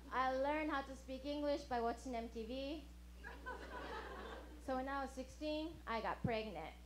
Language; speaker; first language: English; non-native, fluent; Japanese